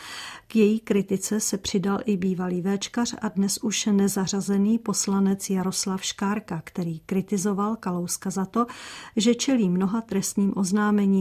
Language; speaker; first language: Czech; native; Czech